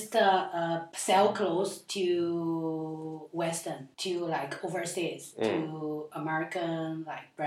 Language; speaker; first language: English; non-native, learner; Chinese